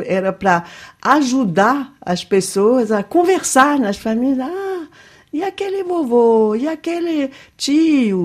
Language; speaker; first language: Portuguese; non-native, fluent; French